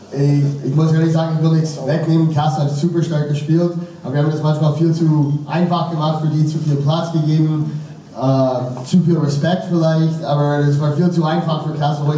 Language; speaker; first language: German; non-native, fluent; English